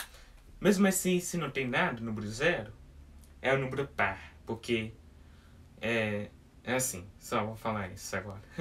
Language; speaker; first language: Portuguese; early bilingual, heritage; English